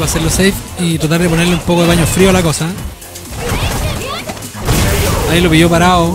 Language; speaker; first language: Spanish; native; Spanish